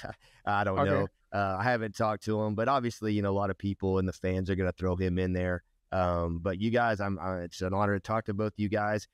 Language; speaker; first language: English; native; English